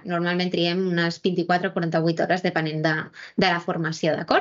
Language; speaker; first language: Catalan; native; Catalan